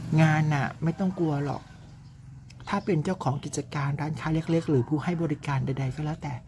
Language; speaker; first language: Thai; native; Thai